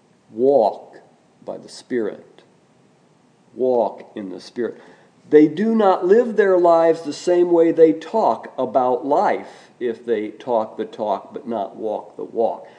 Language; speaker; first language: English; native; English